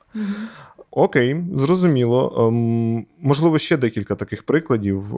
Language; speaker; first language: Ukrainian; native; Ukrainian